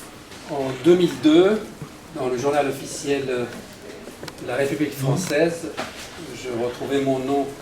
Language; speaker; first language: French; non-native, fluent; Persian